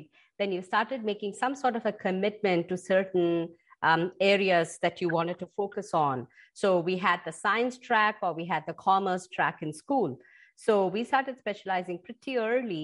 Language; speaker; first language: English; non-native, local second language; Tamil